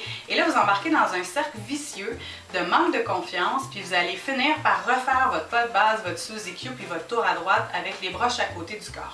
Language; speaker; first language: French; native; French